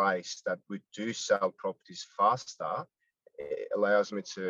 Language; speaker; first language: English; non-native, fluent; Greek